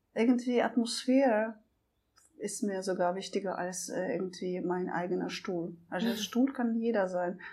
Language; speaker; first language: German; non-native, fluent; Russian